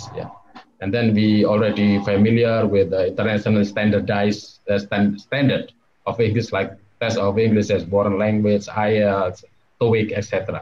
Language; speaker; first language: English; non-native, fluent; Javanese